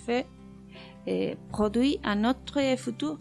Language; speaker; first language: French; non-native, learner; Spanish